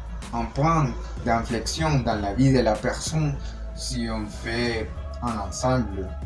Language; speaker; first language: French; non-native, learner; Spanish